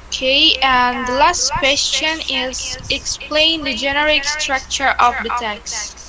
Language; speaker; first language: English; non-native, learner; Indonesian